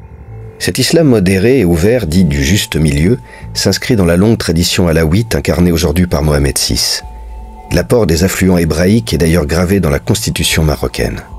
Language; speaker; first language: French; native; French